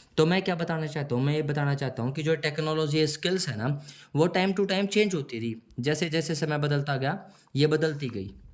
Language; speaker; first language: Hindi; native; Hindi